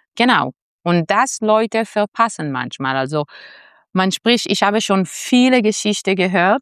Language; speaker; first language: German; non-native, fluent; Hebrew